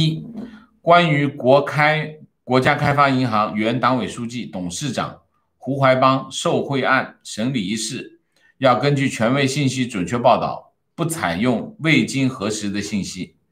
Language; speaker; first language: Chinese; native; Chinese